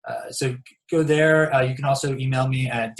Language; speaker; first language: English; native; English